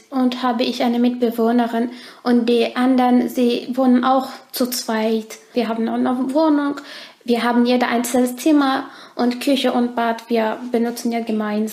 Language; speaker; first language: German; non-native, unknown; Turkish